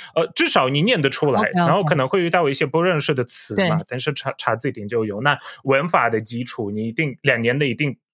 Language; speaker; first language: Chinese; non-native, fluent; Polish